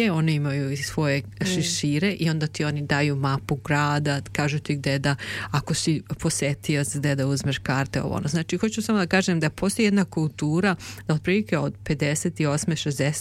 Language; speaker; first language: Serbian; native; Serbian